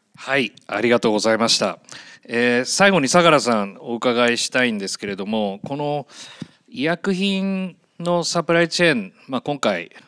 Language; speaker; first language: Japanese; native; Japanese